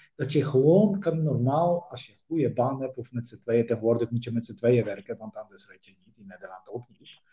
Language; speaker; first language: Dutch; non-native, fluent; Polish